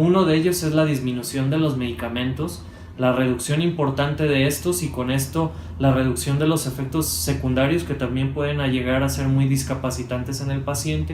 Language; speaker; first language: Spanish; native; Spanish